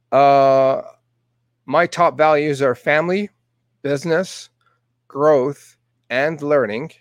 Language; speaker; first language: English; non-native, fluent; Persian